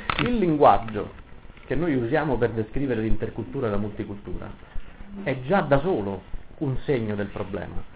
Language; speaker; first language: Italian; native; Italian